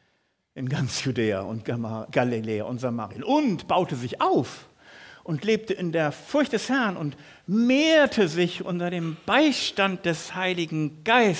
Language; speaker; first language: German; native; German